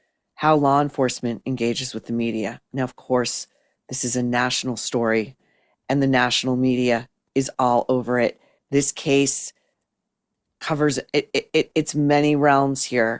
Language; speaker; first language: English; native; English